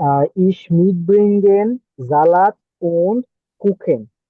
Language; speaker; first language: German; non-native, learner; Bangla